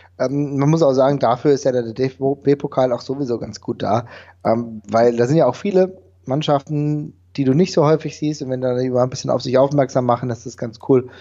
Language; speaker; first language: German; native; German